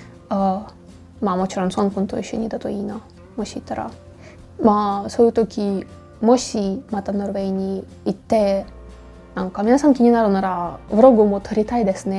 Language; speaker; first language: Japanese; non-native, fluent; Norwegian